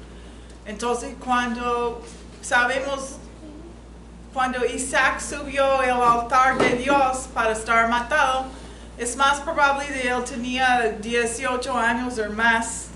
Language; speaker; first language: Spanish; non-native, fluent; English